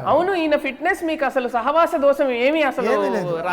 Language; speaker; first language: Telugu; native; Telugu